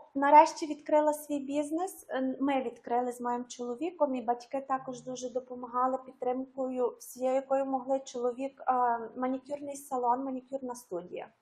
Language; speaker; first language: Ukrainian; native; Ukrainian